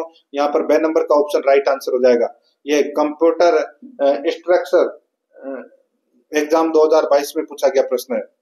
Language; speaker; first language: Hindi; native; Hindi